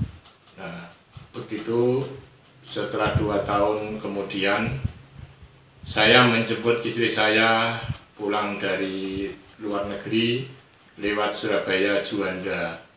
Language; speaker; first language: Indonesian; non-native, local second language; Javanese